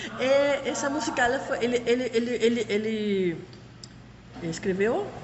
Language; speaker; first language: Portuguese; non-native, fluent; Spanish